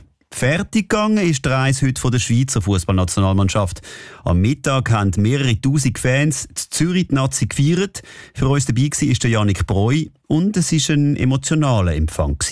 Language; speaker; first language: German; native; German